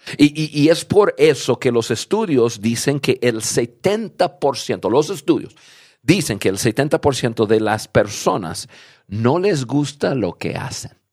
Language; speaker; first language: Spanish; early bilingual, heritage; English